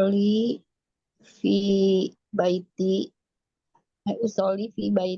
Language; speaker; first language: Arabic; non-native, learner; Indonesian